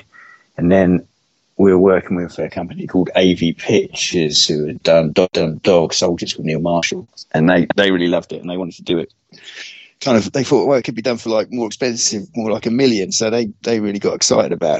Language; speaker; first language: English; native; English